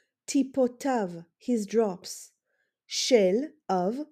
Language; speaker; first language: English; non-native, fluent; Hebrew